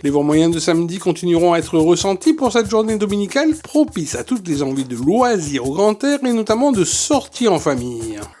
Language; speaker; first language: French; native; French